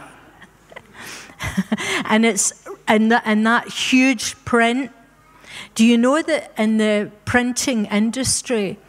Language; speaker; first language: English; native; English